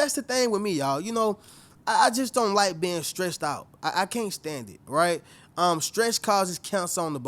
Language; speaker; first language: English; native; English